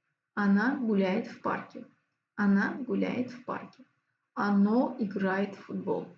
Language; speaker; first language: Russian; non-native, fluent; Azerbaijani